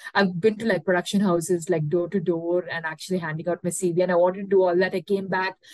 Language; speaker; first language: English; non-native, local second language; Tamil